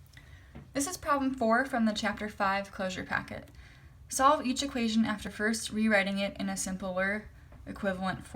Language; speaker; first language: English; native; English